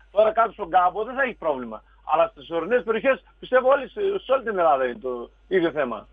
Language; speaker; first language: Greek; native; Greek